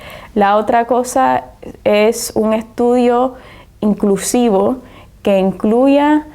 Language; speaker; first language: Spanish; early bilingual, heritage; Spanish